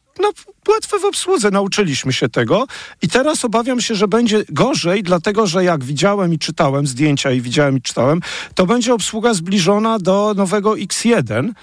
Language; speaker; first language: Polish; native; Polish